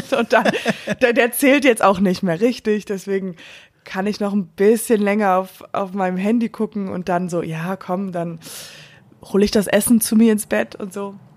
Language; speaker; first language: German; non-native, fluent; English